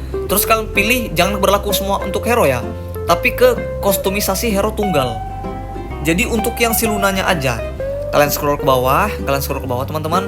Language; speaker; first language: Indonesian; native; Indonesian